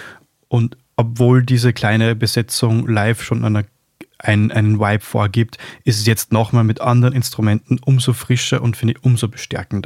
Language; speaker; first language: German; native; German